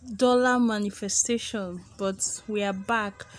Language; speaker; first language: English; non-native, local second language; Igbo